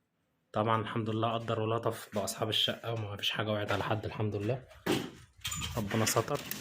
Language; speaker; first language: Arabic; native; Arabic